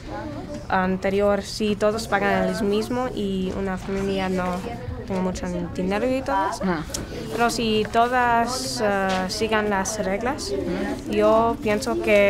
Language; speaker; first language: Spanish; non-native, learner; English